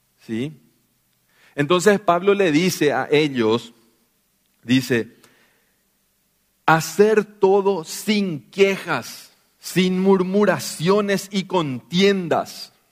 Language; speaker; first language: Spanish; native; Spanish